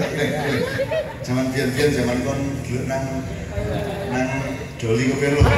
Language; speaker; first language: Indonesian; native; Indonesian